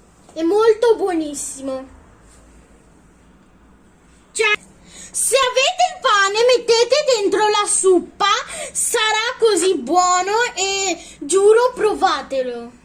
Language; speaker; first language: Italian; early bilingual, other home language; Urdu